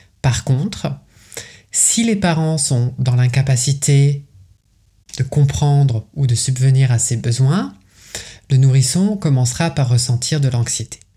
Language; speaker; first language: French; native; French